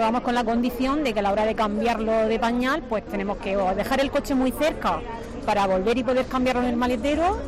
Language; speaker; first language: Spanish; native; Spanish